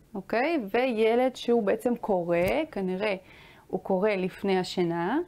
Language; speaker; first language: Hebrew; native; Hebrew